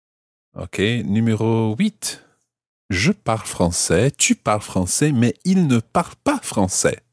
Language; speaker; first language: French; non-native, fluent; English